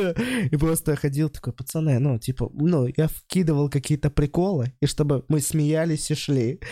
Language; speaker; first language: Russian; native; Russian